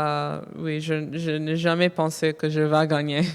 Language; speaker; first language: French; non-native, local second language; English